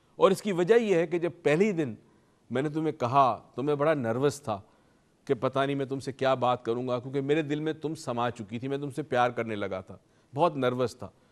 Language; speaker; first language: Urdu; native; Urdu